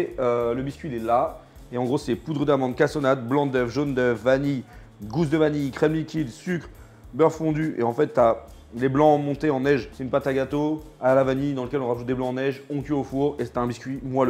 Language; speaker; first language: French; native; French